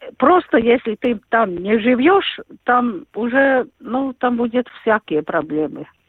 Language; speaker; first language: Russian; non-native, local second language; Latvian